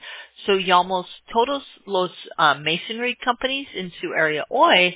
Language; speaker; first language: Spanish; non-native, learner; English